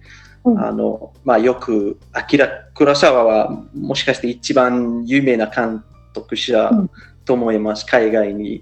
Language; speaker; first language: Japanese; non-native, fluent; English